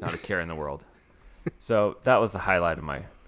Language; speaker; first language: English; native; English